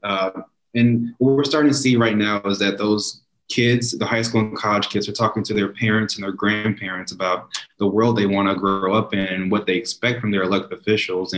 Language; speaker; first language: English; native; English